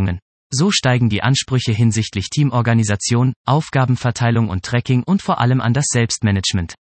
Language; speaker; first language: German; native; German